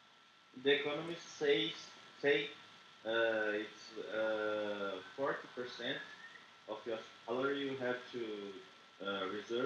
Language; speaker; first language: English; non-native, learner; Portuguese